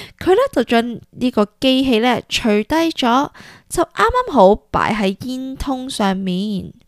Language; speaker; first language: Cantonese; early bilingual, heritage; Cantonese